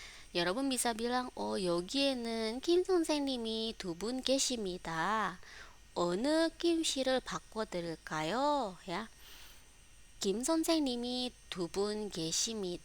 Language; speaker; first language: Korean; non-native, fluent; Indonesian